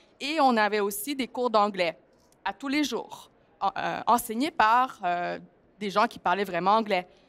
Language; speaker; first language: French; early bilingual, other home language; Greek